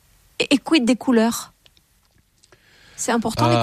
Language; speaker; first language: French; native; French